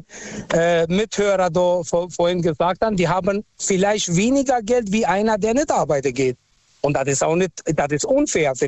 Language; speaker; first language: German; non-native, local second language; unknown